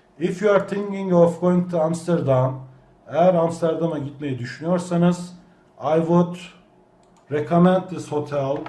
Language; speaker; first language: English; non-native, fluent; Turkish